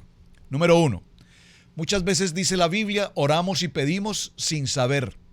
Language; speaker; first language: Spanish; native; Spanish